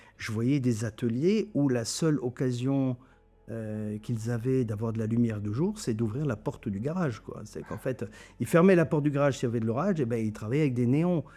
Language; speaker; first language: French; non-native, local second language; German